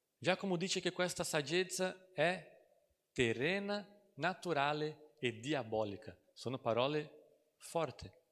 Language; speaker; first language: Italian; non-native, fluent; Portuguese